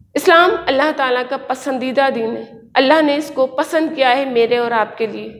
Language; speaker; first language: Urdu; native; Urdu